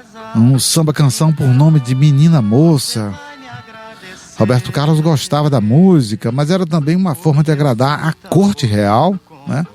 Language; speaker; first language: Portuguese; native; Portuguese